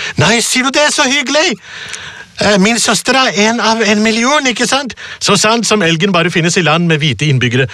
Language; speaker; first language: Norwegian; early bilingual, other home language; Urdu